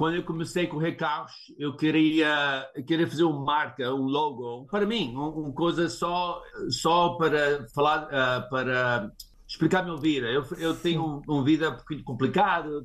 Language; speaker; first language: Portuguese; early bilingual, heritage; English